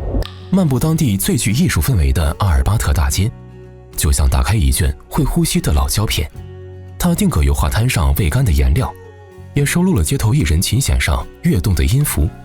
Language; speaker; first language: Chinese; native; Chinese